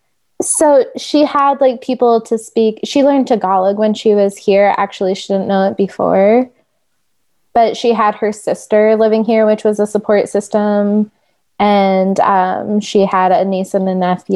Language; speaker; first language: English; native; English